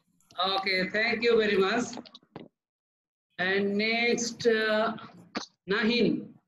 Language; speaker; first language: English; non-native, learner; Bangla